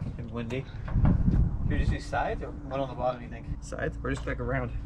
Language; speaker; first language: English; native; English